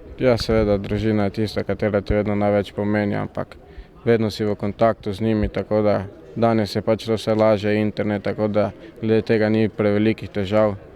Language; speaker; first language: Slovenian; native; Slovenian